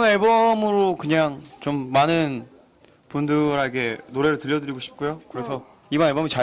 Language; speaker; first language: Korean; native; Korean